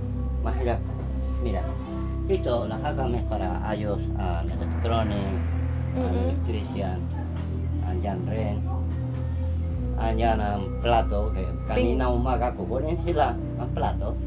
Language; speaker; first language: Filipino; non-native, learner; Spanish